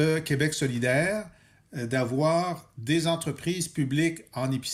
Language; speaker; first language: French; native; French